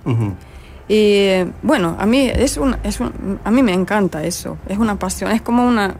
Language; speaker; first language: Spanish; non-native, fluent; Finnish